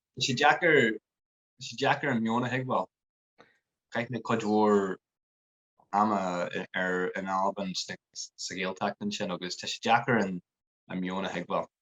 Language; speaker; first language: Irish; native; Irish